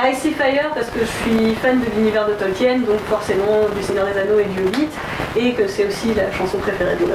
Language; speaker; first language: French; native; French